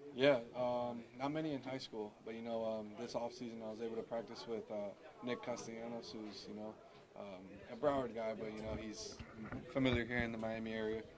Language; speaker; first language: English; early bilingual, other home language; Spanish